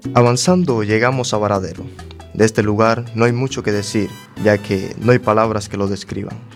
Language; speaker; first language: Spanish; native; Spanish